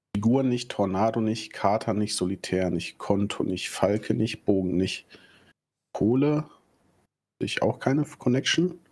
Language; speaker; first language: German; native; German